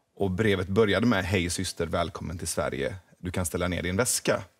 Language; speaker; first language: Swedish; early bilingual, other home language; Persian